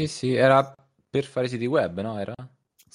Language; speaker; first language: Italian; native; Italian